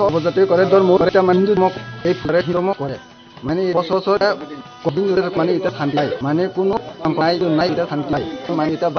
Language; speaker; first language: Bangla; non-native, local second language; Kok Borok